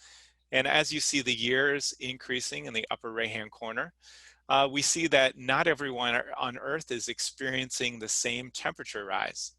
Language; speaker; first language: English; native; English